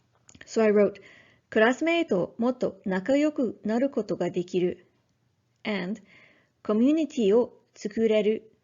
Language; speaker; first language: Japanese; non-native, learner; English